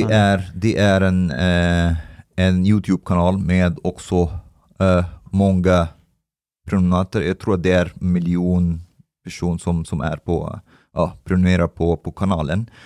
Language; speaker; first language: Swedish; early bilingual, other home language; Arabic